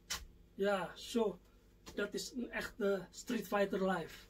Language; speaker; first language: Dutch; non-native, fluent; Indonesian